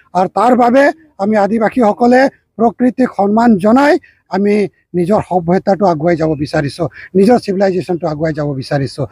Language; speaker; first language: Assamese; non-native, local second language; Sadri